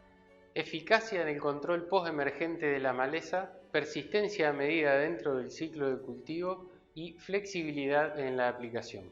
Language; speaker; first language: Spanish; native; Spanish